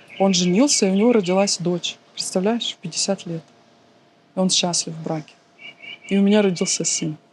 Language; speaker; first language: Russian; native; Russian